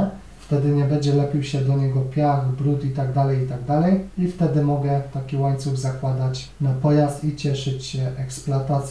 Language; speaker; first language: Polish; native; Polish